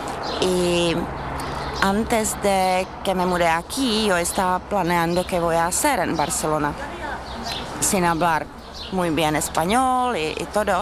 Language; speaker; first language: Spanish; non-native, learner; Czech